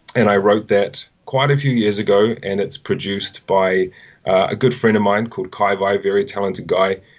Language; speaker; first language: English; native; English